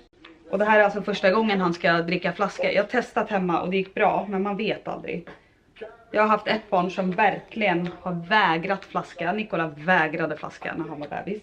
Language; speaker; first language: Swedish; native; Swedish